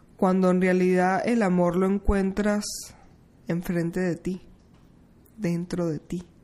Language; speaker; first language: Spanish; early bilingual, heritage; Spanish